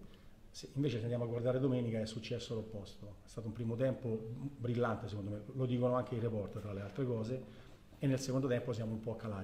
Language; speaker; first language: Italian; native; Italian